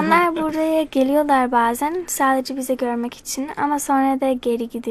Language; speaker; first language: Turkish; early bilingual, other home language; English